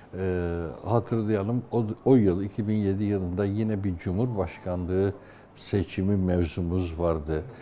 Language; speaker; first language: Turkish; native; Turkish